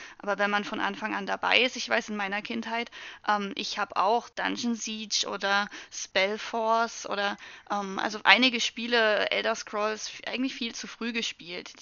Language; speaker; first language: German; native; German